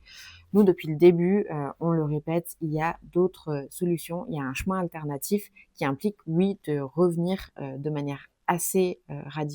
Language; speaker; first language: French; native; French